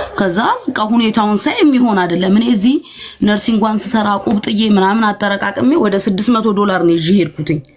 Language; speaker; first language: Amharic; native; Amharic